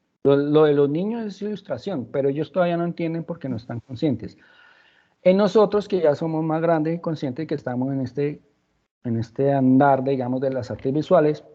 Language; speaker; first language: Spanish; native; Spanish